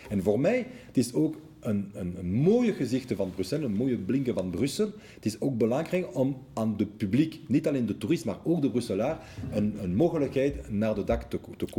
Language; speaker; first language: Dutch; non-native, local second language; French